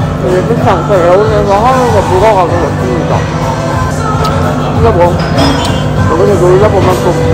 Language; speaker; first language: Korean; native; Korean